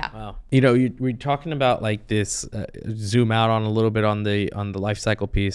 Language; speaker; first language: English; native; English